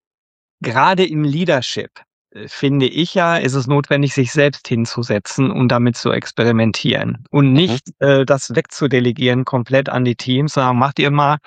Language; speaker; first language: German; native; German